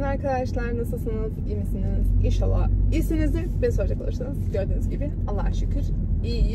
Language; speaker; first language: Turkish; early bilingual, heritage; Turkish